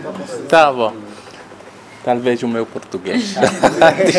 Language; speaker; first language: Portuguese; non-native, learner; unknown